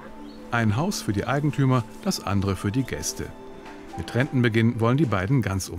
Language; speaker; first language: German; native; German